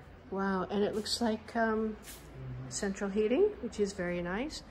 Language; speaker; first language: English; native; English